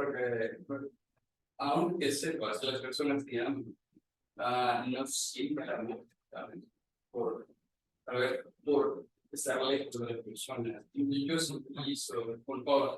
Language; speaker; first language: Spanish; non-native, fluent; Portuguese